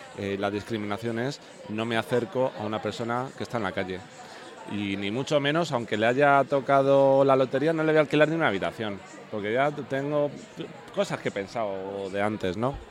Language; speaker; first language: Spanish; native; Spanish